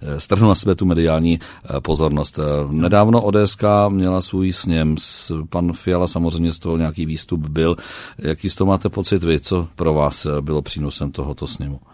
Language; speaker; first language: Czech; native; Czech